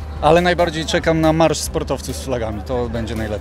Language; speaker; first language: Polish; native; Polish